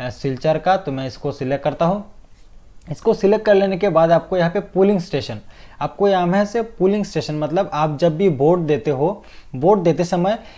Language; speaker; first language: Hindi; non-native, fluent; Bangla